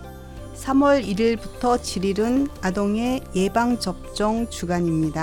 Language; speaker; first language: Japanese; non-native, fluent; Korean